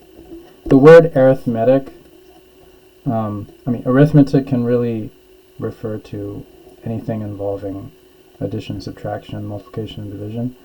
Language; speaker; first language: English; native; English